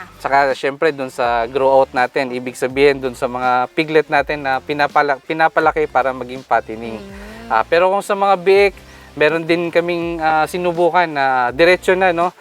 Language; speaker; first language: Filipino; non-native, local second language; Cebuano